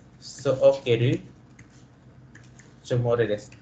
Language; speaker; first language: English; non-native, local second language; Filipino